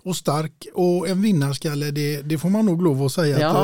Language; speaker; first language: Swedish; native; Swedish